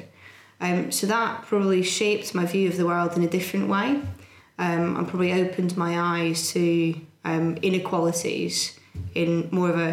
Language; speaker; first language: English; native; English